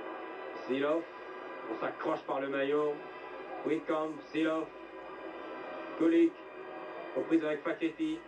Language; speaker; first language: French; native; French